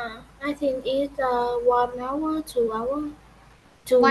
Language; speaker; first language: English; non-native, learner; Vietnamese